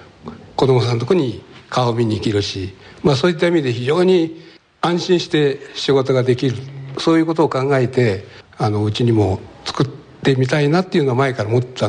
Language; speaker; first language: Japanese; native; Japanese